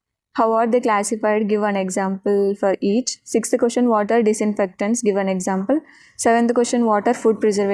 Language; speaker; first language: English; non-native, local second language; Telugu